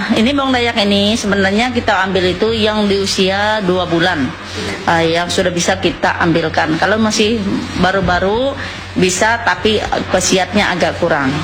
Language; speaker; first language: Indonesian; non-native, local second language; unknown